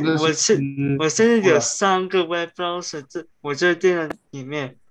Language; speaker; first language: Chinese; early bilingual, heritage; Chinese